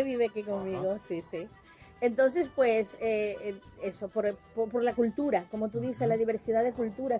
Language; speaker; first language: Spanish; native; Spanish